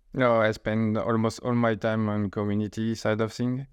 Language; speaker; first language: English; non-native, fluent; French